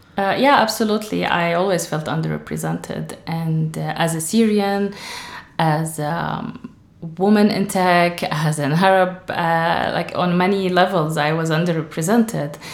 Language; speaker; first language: English; non-native, fluent; Arabic